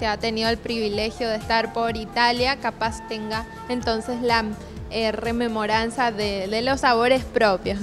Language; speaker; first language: Spanish; native; Spanish